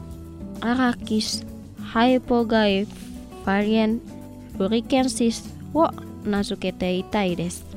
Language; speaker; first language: Japanese; non-native, fluent; Indonesian